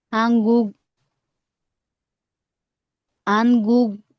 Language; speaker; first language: Korean; non-native, learner; Hindi